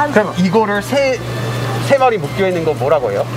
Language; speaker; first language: Korean; non-native, fluent; English